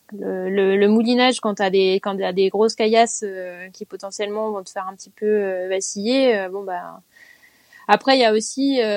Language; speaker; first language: French; native; French